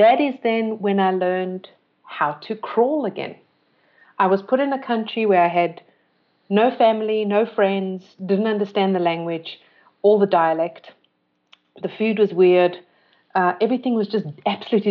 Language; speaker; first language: English; native; English